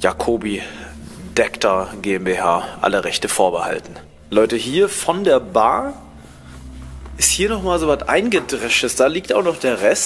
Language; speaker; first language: German; native; German